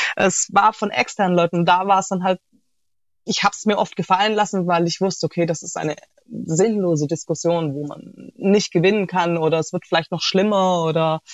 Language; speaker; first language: German; native; German